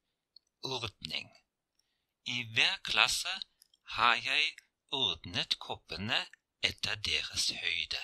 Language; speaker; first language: Norwegian; non-native, fluent; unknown